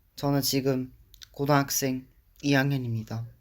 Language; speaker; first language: Korean; early bilingual, other home language; English